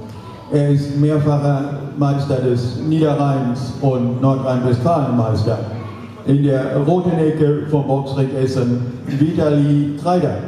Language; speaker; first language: German; native; German